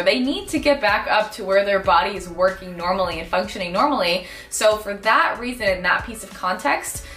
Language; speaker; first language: English; native; English